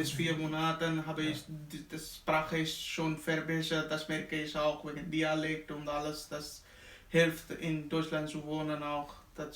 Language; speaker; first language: German; non-native, learner; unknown